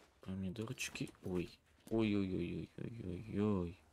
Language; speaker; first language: Russian; native; Russian